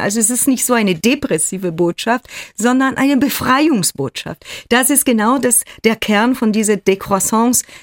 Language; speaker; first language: German; non-native, fluent; Italian